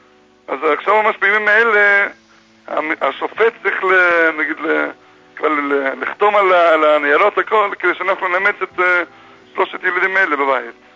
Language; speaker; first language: Hebrew; non-native, fluent; English